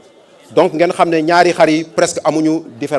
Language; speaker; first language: French; non-native, local second language; Wolof